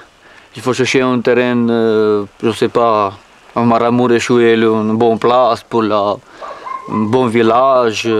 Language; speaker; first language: French; non-native, learner; Romanian